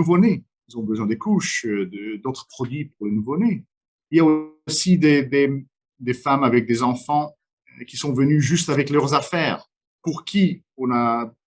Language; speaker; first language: French; non-native, fluent; Romanian